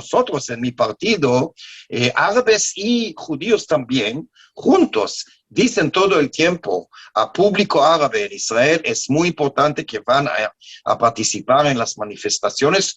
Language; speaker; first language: Spanish; non-native, learner; Hebrew